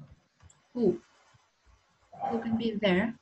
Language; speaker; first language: English; non-native, learner; Vietnamese